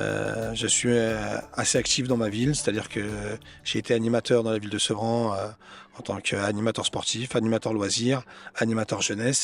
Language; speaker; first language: French; native; French